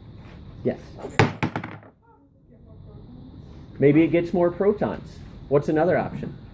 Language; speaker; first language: English; native; English